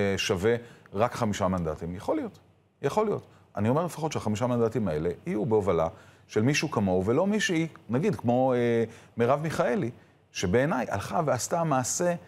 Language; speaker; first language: Hebrew; native; Hebrew